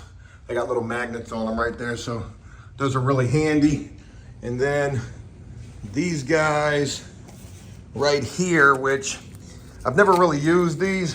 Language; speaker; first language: English; native; English